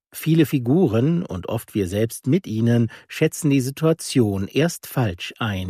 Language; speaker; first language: German; native; German